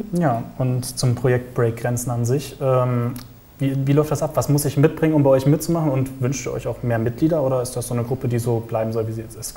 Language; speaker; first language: German; native; German